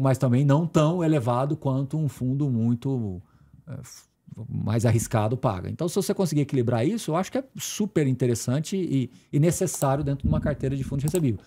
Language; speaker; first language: Portuguese; native; Portuguese